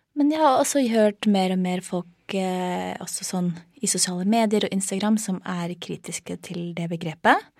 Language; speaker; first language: Norwegian; non-native, fluent; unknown